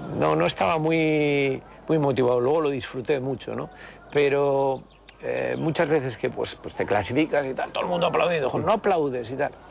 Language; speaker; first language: Spanish; native; Spanish